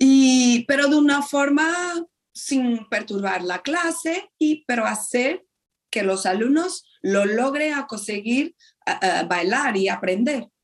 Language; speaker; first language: Spanish; non-native, fluent; Portuguese